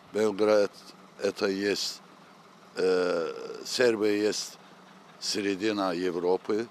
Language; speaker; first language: Russian; non-native, local second language; Azerbaijani